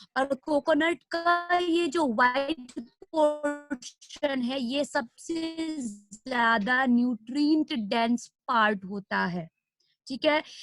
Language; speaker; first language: Hindi; non-native, local second language; Nepali